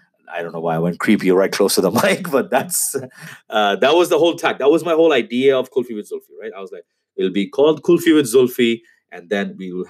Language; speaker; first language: English; non-native, local second language; Urdu